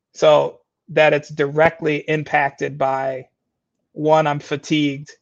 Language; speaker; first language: English; native; English